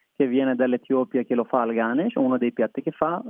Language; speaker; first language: Italian; non-native, fluent; Persian